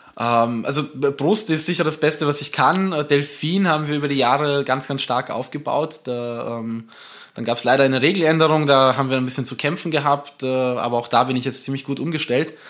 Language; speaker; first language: German; early bilingual, other home language; Romanian